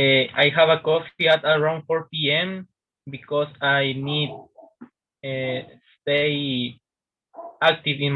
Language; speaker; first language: English; non-native, learner; Spanish